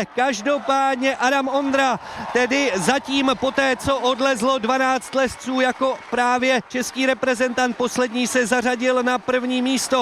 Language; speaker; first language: Czech; native; Czech